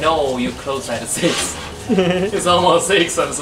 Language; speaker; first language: English; non-native, learner; Chinese